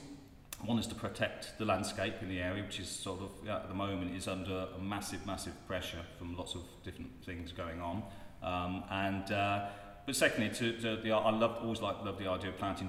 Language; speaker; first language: English; native; English